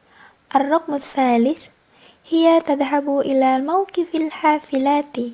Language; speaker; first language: Arabic; non-native, learner; Indonesian